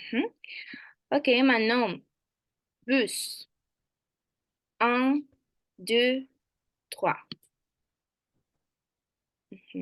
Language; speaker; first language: French; non-native, fluent; Spanish